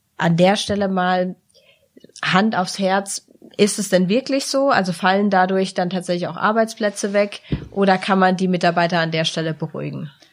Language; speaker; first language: German; native; German